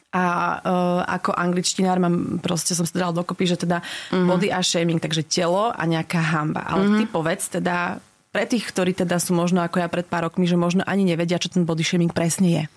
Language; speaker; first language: Slovak; native; Slovak